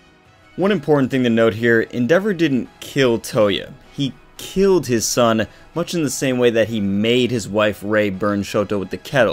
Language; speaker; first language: English; native; English